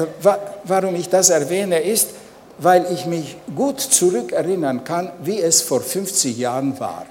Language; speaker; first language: German; non-native, fluent; Hungarian